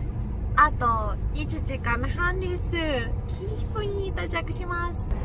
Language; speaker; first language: Japanese; non-native, fluent; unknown